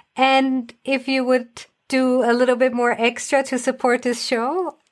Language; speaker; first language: English; non-native, fluent; German